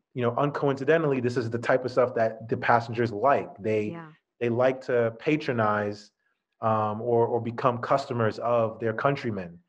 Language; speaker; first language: English; native; English